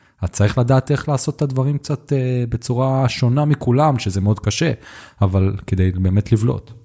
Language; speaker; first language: Hebrew; native; Hebrew